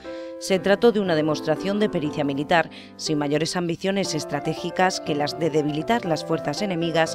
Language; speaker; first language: Spanish; native; Spanish